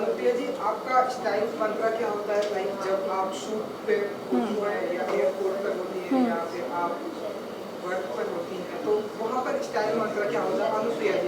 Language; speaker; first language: Hindi; native; Hindi